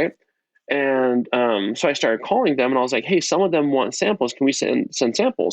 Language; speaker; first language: English; native; English